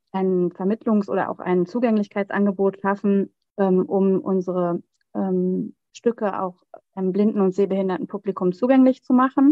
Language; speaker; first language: German; native; German